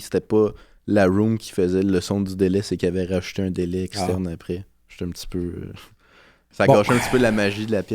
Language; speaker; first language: French; native; French